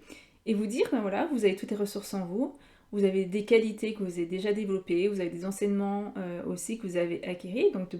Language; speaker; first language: French; native; French